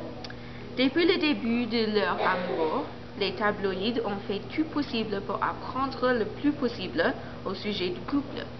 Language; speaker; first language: French; non-native, learner; English